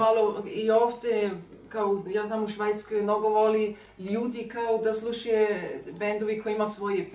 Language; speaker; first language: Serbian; non-native, learner; German